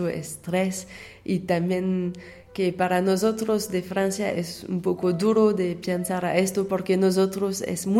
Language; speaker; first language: Spanish; non-native, fluent; French